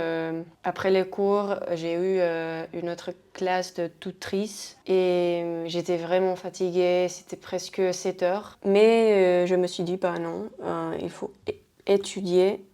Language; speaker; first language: French; non-native, fluent; Spanish